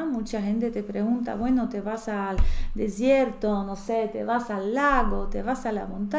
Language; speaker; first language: Spanish; non-native, fluent; Polish